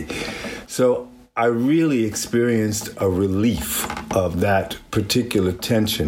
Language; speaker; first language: English; native; English